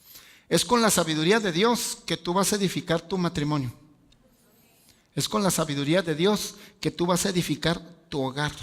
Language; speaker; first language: Spanish; native; Spanish